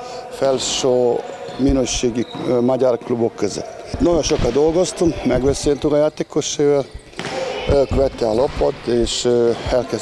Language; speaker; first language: Hungarian; non-native, learner; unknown